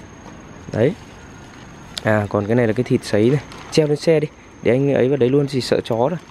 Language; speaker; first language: Vietnamese; native; Vietnamese